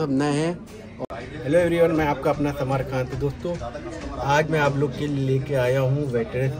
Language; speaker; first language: Hindi; native; Hindi